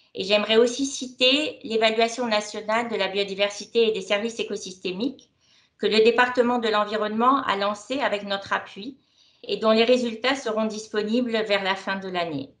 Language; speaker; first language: French; non-native, local second language; Arabic